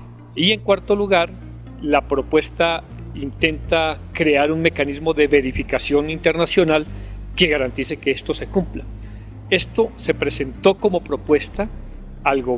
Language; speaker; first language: Spanish; native; Spanish